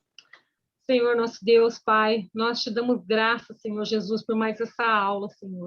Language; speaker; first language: Portuguese; native; Portuguese